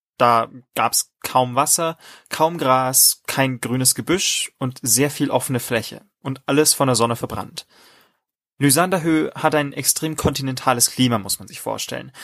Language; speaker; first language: German; native; German